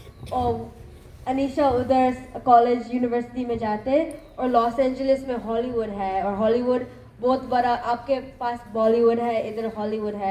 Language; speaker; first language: Hindi; non-native, learner; Gujarati